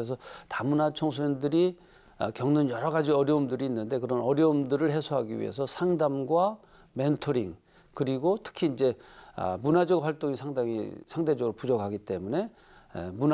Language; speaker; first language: Korean; native; Korean